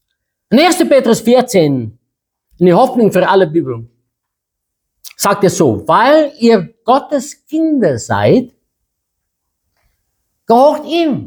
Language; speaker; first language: German; non-native, fluent; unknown